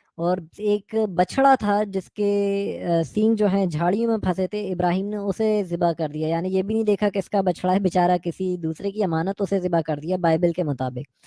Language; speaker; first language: Urdu; native; Urdu